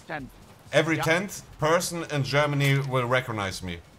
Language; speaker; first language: English; non-native, fluent; German